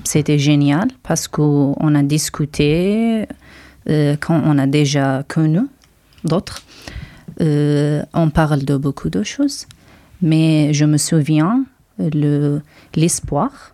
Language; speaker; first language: French; non-native, learner; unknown